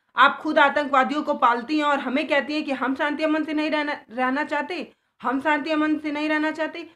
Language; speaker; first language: Hindi; native; Hindi